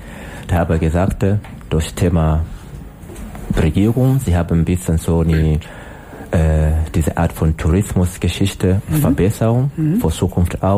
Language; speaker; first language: German; non-native, learner; Swahili